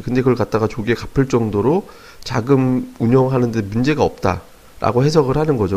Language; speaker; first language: Korean; native; Korean